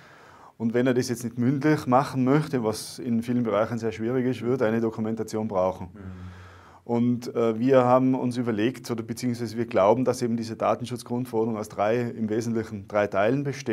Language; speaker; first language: German; native; German